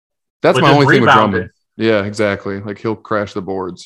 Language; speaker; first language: English; native; English